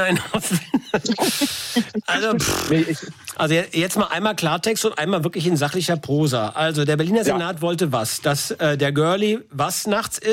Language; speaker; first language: German; native; German